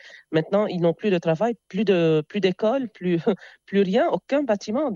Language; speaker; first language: French; non-native, local second language; Arabic